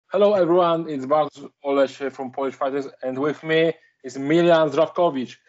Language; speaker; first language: English; non-native, learner; Polish